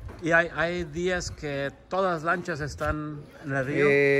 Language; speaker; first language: Spanish; non-native, fluent; German